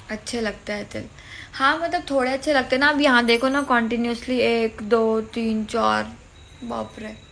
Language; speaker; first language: Hindi; native; Hindi